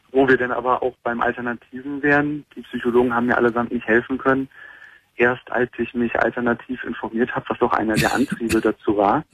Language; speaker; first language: German; native; German